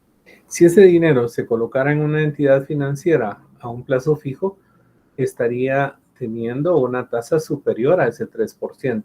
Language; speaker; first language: Spanish; native; Spanish